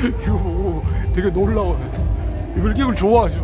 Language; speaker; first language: Korean; native; Korean